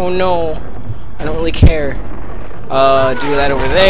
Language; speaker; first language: English; native; English